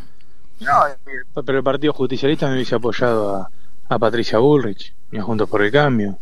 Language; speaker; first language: Spanish; native; Spanish